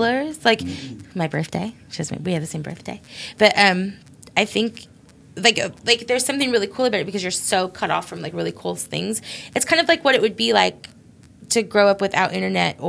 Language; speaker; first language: English; native; English